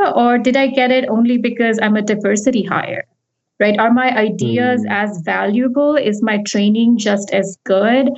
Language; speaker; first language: English; non-native, local second language; Hindi